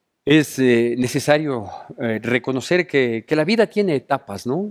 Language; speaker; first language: Spanish; native; Spanish